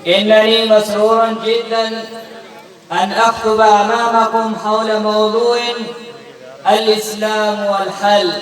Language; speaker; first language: Arabic; non-native, learner; Urdu